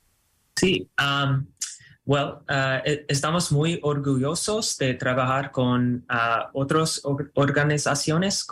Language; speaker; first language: Spanish; non-native, fluent; English